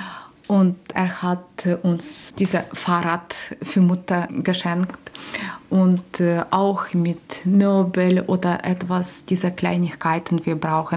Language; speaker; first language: German; non-native, learner; Ukrainian